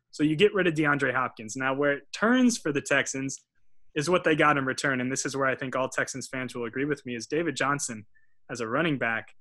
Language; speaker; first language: English; native; English